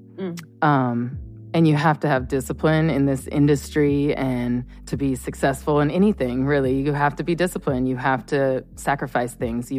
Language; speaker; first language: English; native; English